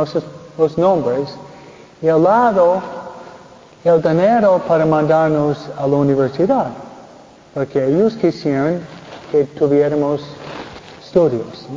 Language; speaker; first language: Spanish; non-native, fluent; English